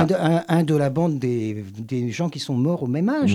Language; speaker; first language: French; native; French